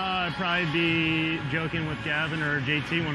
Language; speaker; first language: English; native; English